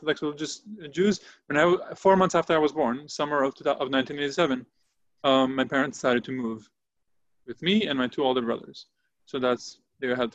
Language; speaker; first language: English; non-native, fluent; Hebrew